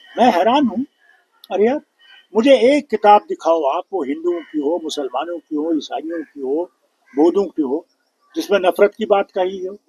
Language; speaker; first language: Urdu; non-native, local second language; Kashmiri